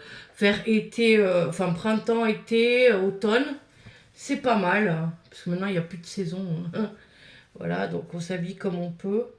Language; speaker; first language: French; native; French